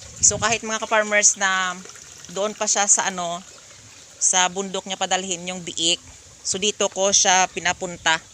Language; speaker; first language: Filipino; non-native, local second language; Hiligaynon